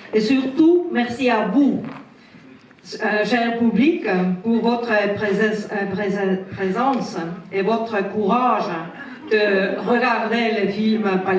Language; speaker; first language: French; non-native, learner; Estonian